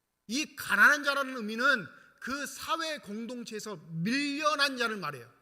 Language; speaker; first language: Korean; native; Korean